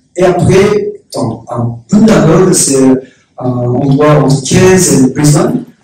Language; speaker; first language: French; non-native, learner; Korean